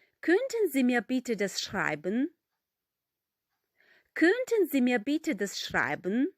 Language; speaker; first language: German; non-native, fluent; Ukrainian